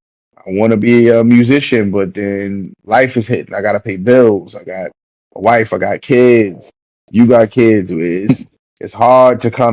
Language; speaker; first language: English; native; English